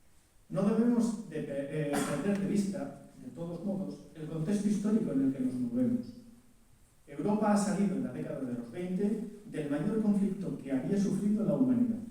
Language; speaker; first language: Spanish; native; Spanish